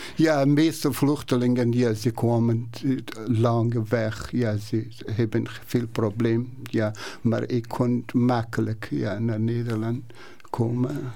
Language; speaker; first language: Dutch; non-native, learner; Persian